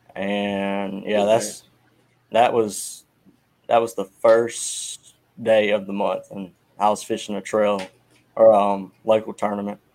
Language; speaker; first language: English; native; English